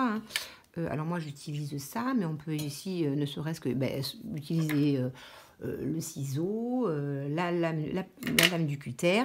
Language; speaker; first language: French; native; French